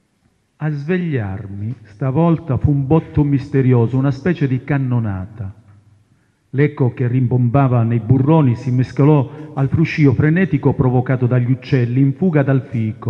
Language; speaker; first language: Italian; non-native, local second language; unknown